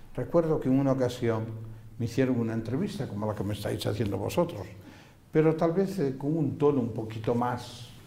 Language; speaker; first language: Spanish; native; Spanish